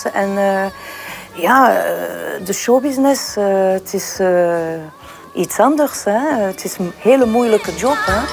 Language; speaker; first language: Dutch; non-native, local second language; French